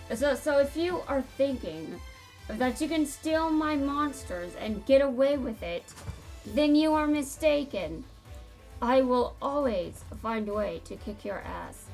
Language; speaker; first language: English; native; English